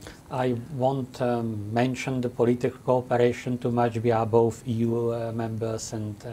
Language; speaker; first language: English; non-native, fluent; Czech